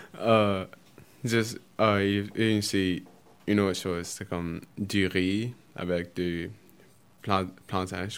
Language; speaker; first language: French; early bilingual, other home language; Spanish